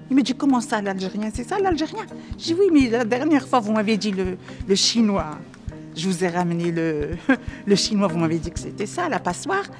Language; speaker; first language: French; non-native, local second language; Arabic